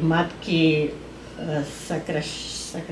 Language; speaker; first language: Russian; non-native, learner; Spanish